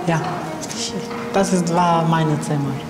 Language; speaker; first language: German; non-native, learner; Romanian